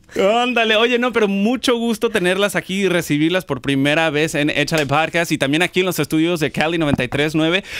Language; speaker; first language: Spanish; early bilingual, heritage; Spanish